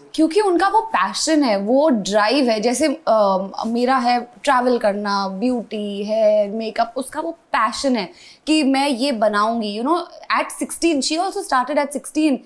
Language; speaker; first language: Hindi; non-native, local second language; English